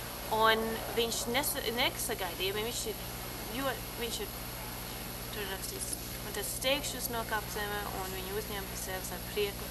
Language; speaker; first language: Latvian; early bilingual, heritage; Latvian